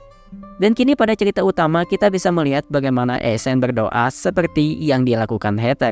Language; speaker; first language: Indonesian; native; Indonesian